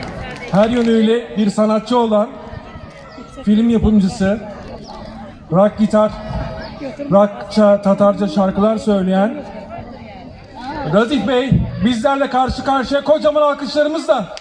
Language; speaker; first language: Turkish; native; Turkish